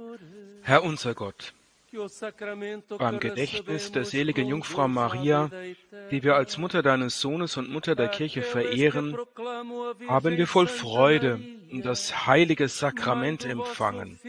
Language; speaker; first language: German; native; German